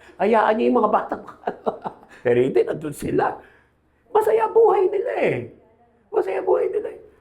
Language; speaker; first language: Filipino; native; Filipino